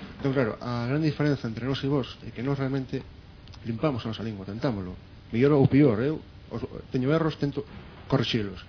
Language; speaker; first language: Galician; non-native, local second language; Spanish